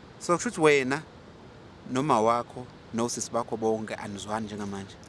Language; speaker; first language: Zulu; native; Zulu